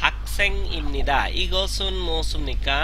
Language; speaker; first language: Korean; non-native, fluent; Bangla